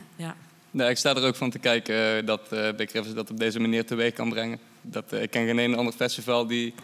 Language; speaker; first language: Dutch; native; Dutch